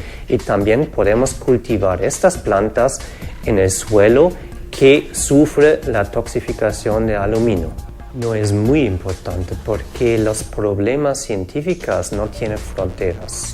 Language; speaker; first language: Spanish; non-native, fluent; German